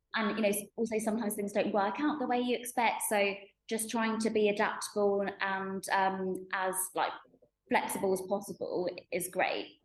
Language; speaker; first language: English; native; English